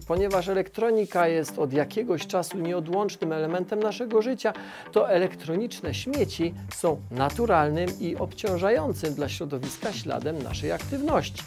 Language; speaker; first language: Polish; native; Polish